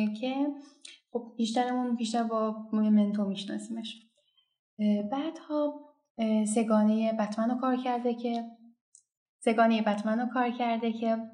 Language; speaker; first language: Persian; non-native, local second language; Azerbaijani